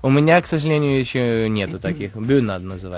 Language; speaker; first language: Russian; early bilingual, heritage; Russian